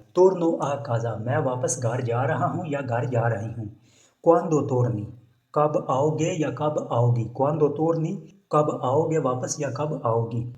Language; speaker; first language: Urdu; non-native, local second language; Punjabi